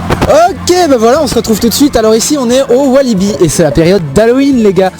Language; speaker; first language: French; native; French